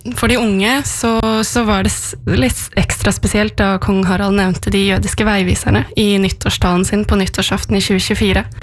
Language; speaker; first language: Norwegian; native; Norwegian